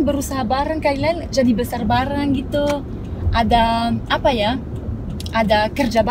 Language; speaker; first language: Indonesian; non-native, fluent; French